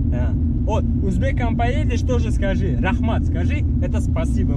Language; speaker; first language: Russian; non-native, fluent; Tajik